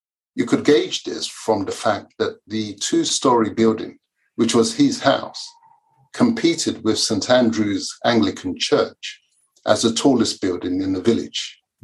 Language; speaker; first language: English; early bilingual, other home language; Yoruba